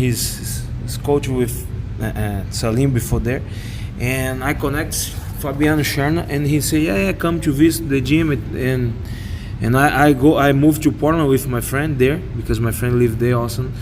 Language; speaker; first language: English; non-native, learner; Portuguese